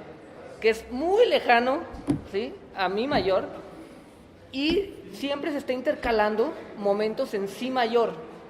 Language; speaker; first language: Spanish; native; Spanish